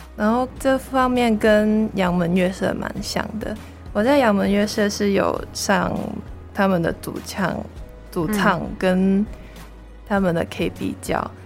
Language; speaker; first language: Chinese; non-native, local second language; Cantonese